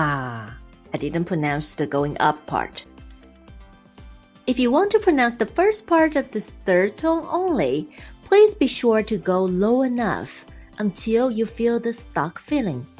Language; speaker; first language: English; non-native, fluent; Chinese